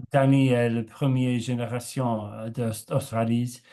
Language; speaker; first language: French; non-native, learner; English